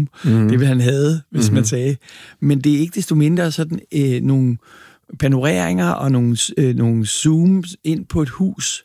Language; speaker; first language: Danish; native; Danish